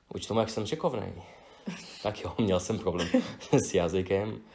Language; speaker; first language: Czech; non-native, fluent; Russian